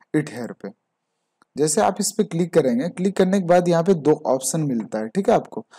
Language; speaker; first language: Hindi; native; Hindi